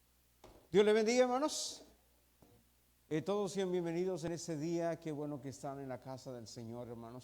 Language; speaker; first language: Spanish; native; Spanish